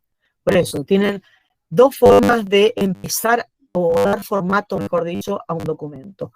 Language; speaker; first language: Spanish; native; Spanish